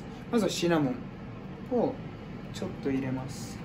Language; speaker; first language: Japanese; non-native, fluent; English